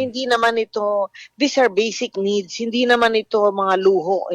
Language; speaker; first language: Filipino; native; Filipino